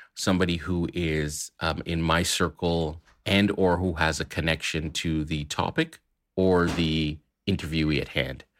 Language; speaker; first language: English; native; English